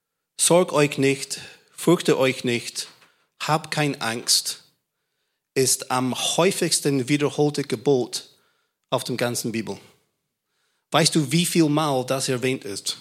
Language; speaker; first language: German; non-native, fluent; English